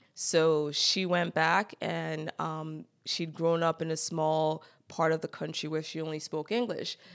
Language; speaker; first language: English; native; English